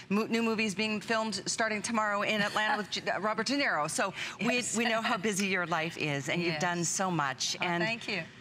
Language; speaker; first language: English; native; English